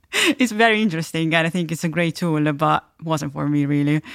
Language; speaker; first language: English; non-native, fluent; Italian